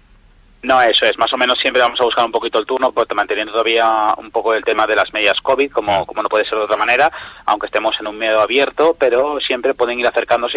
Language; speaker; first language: Spanish; native; Spanish